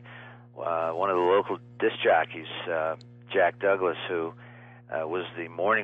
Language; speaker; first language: English; native; English